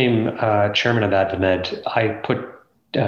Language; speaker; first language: English; native; English